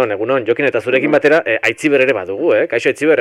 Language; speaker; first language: Basque; native; Basque